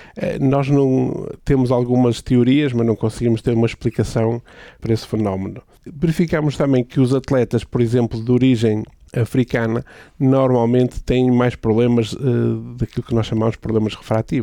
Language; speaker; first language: Portuguese; native; Portuguese